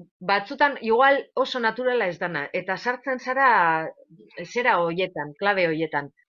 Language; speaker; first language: Basque; non-native, local second language; Spanish